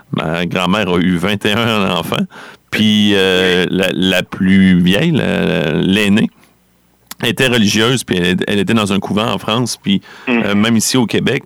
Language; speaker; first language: French; native; French